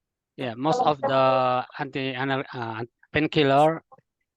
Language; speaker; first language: English; non-native, learner; Indonesian